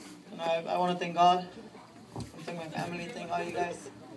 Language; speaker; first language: English; early bilingual, other home language; Spanish